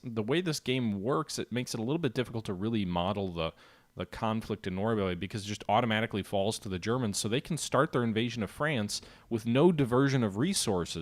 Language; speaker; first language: English; native; English